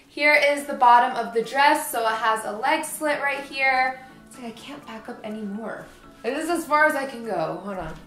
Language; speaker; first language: English; native; English